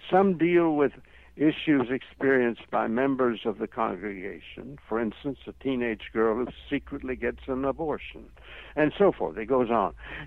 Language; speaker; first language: English; native; English